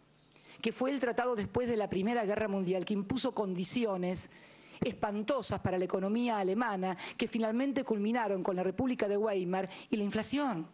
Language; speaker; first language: Spanish; native; Spanish